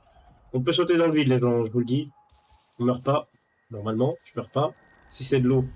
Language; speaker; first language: French; native; French